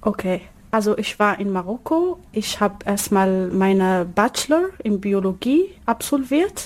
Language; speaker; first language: German; non-native, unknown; Arabic